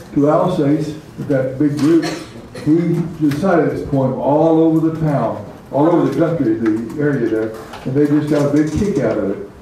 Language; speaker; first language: English; native; English